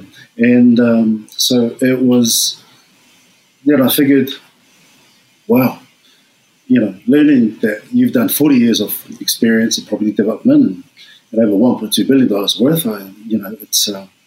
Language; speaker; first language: English; native; English